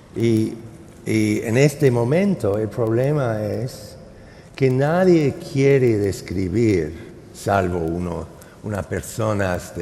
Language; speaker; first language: Spanish; non-native, fluent; English